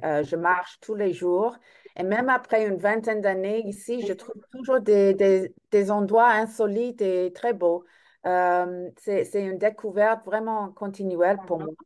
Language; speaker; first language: French; non-native, fluent; English